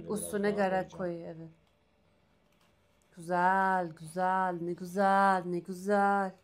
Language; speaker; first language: Turkish; non-native, learner; Persian